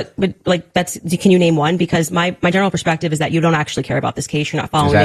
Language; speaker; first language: English; native; English